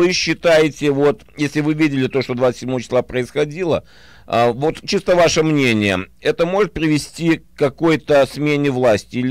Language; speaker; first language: Russian; native; Russian